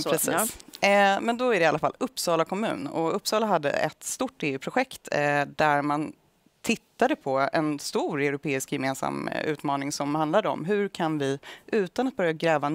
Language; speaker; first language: Swedish; native; Swedish